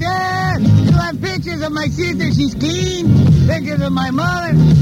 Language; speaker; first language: English; native; English